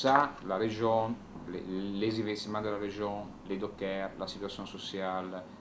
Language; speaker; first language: French; non-native, learner; Italian